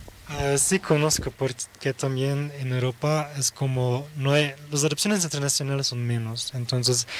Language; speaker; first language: Spanish; early bilingual, heritage; Dutch